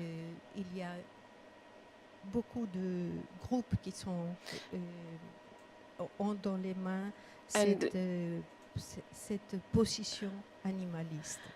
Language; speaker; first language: French; non-native, fluent; Spanish